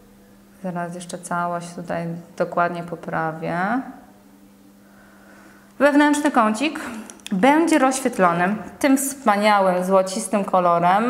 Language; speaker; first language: Polish; native; Polish